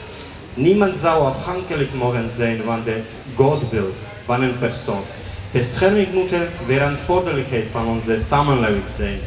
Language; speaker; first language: Dutch; non-native, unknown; Georgian